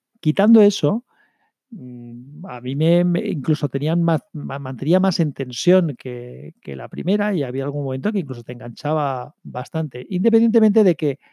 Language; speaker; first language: Spanish; native; Spanish